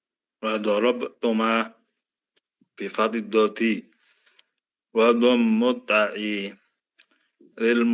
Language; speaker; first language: Arabic; non-native, learner; Indonesian